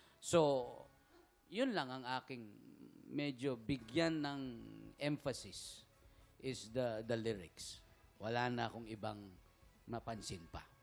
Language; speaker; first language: Filipino; native; Filipino